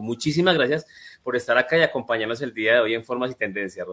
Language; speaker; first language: Spanish; native; Spanish